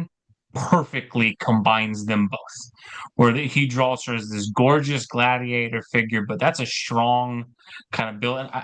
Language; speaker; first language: English; native; English